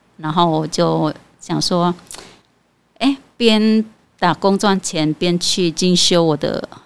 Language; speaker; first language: Chinese; non-native, fluent; Khmer